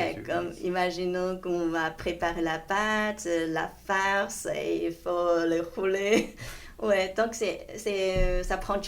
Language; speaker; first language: French; non-native, fluent; Chinese